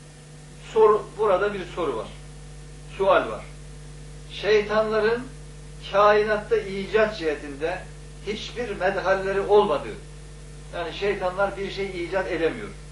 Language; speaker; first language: Turkish; native; Turkish